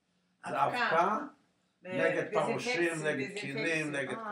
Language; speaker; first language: Hebrew; non-native, fluent; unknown